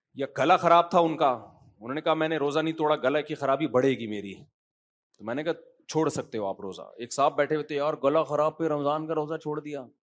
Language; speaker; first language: Urdu; native; Urdu